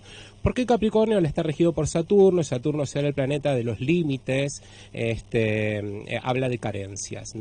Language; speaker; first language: Spanish; native; Spanish